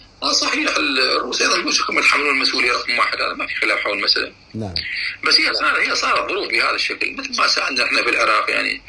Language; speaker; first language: Arabic; native; Arabic